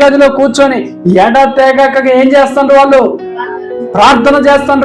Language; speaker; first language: Telugu; native; Telugu